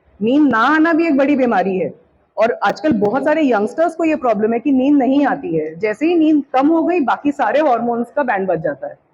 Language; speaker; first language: Hindi; non-native, local second language; Bangla